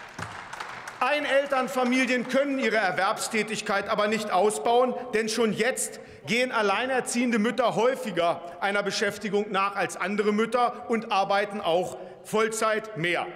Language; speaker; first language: German; native; German